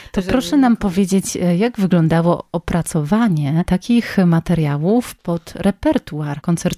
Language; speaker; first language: Polish; native; Polish